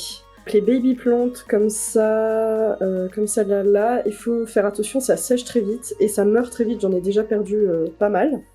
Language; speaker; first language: French; native; French